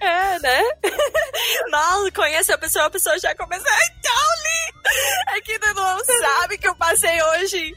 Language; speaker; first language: Portuguese; non-native, fluent; English